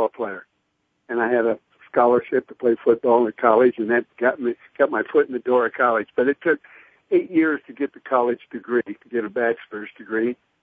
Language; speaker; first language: English; native; English